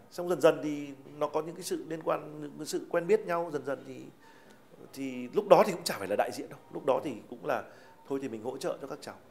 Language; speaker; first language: Vietnamese; native; Vietnamese